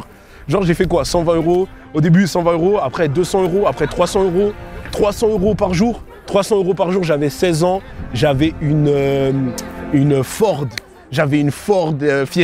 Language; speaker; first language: French; native; French